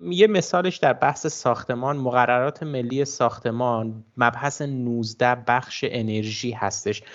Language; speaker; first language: Persian; native; Persian